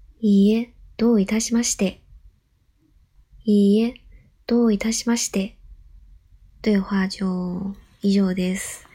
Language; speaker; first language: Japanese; non-native, fluent; Chinese